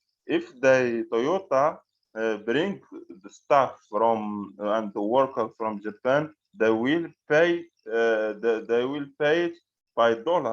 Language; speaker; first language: English; non-native, fluent; Arabic